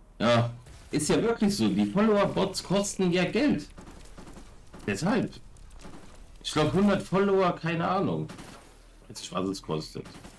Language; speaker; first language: German; native; German